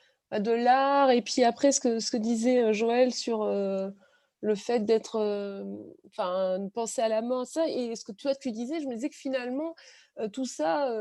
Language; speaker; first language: French; native; French